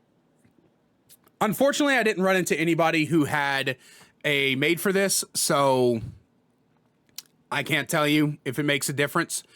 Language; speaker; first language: English; native; English